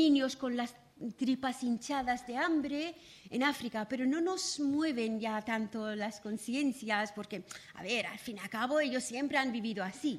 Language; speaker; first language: Spanish; non-native, fluent; Persian